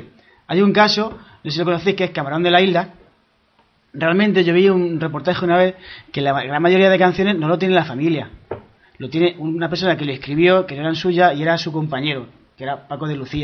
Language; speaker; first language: Spanish; native; Spanish